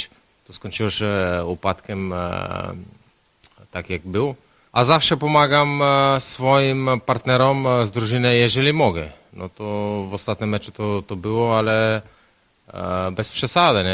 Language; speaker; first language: Polish; non-native, fluent; Slovenian